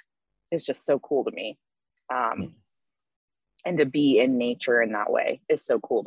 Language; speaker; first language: English; native; English